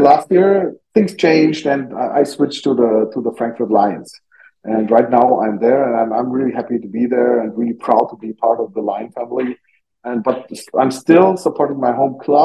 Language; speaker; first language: English; non-native, fluent; German